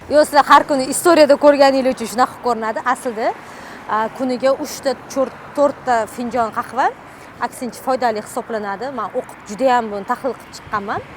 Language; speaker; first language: Uzbek; non-native, local second language; Kara-Kalpak